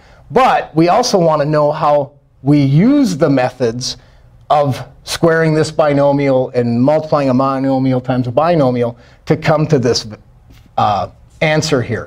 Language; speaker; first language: English; native; English